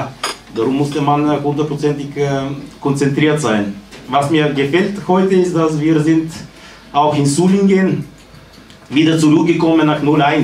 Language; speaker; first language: German; non-native, fluent; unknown